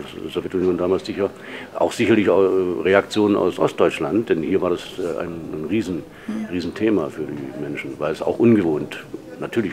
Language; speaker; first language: German; native; German